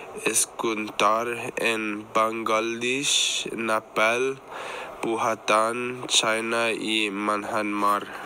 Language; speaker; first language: Spanish; non-native, learner; English